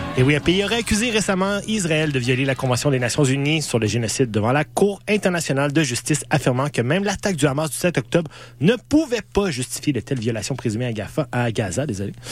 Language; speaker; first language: French; native; French